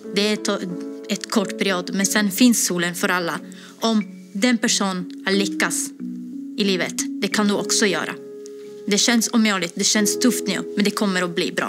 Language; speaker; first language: Swedish; non-native, fluent; Italian